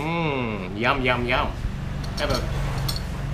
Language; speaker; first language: English; native; English